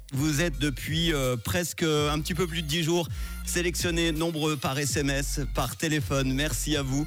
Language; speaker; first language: French; native; French